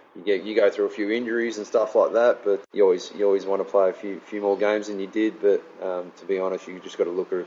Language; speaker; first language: English; native; English